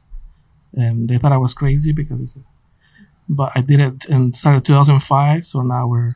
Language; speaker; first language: English; non-native, fluent; Spanish